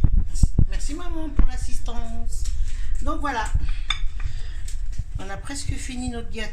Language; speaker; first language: French; native; French